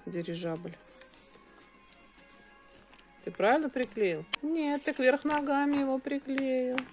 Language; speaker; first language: Russian; native; Russian